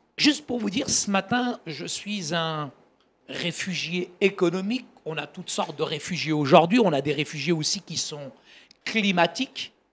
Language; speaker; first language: French; early bilingual, other home language; Arabic